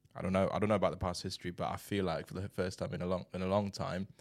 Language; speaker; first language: English; non-native, fluent; Chinese